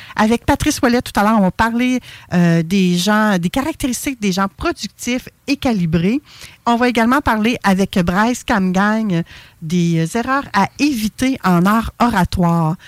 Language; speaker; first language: French; native; French